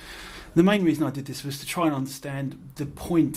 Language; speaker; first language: English; native; English